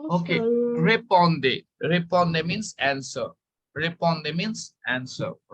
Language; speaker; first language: French; non-native, fluent; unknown